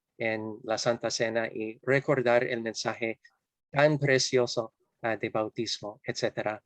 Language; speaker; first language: Spanish; non-native, fluent; English